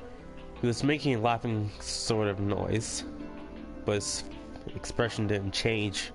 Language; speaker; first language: English; native; English